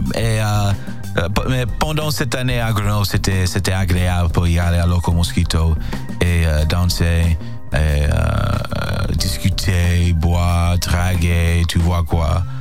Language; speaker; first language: French; non-native, fluent; English